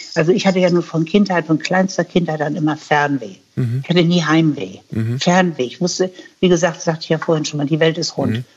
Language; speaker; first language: German; native; German